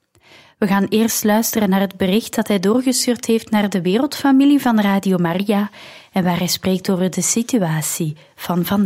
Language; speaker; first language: Dutch; native; Dutch